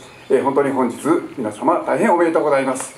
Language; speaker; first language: Japanese; native; Japanese